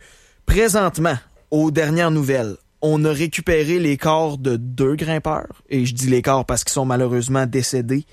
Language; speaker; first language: French; native; French